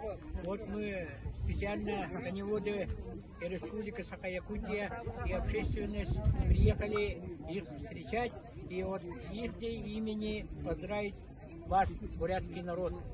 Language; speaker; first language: Russian; non-native, local second language; Yakut